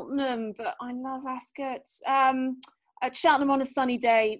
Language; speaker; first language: English; native; English